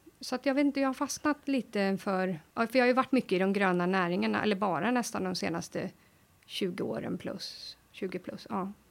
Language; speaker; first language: Swedish; native; Swedish